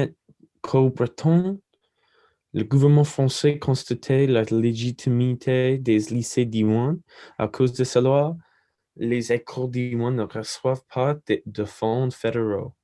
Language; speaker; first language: French; non-native, learner; English